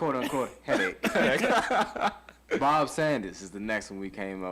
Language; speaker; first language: English; native; English